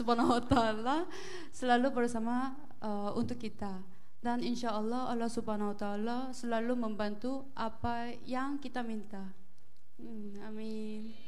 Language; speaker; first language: Indonesian; non-native, learner; Korean